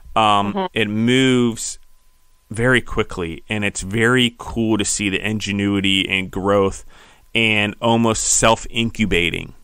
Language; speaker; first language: English; native; English